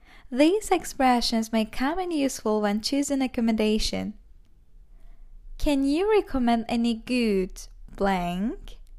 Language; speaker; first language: English; non-native, fluent; Turkish